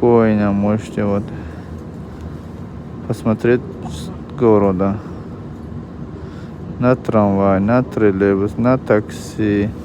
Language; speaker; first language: Russian; non-native, fluent; Tajik